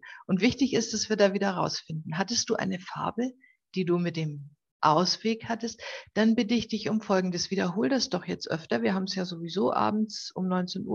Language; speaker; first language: German; native; German